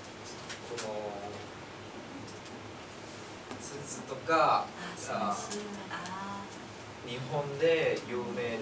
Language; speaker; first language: Japanese; non-native, learner; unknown